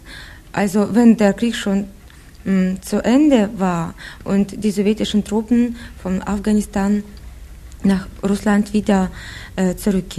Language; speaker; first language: German; non-native, fluent; Russian